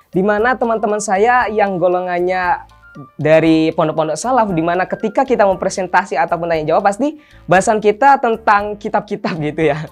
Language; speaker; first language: Indonesian; native; Indonesian